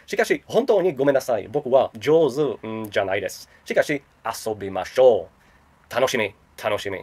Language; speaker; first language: Japanese; non-native, learner; Czech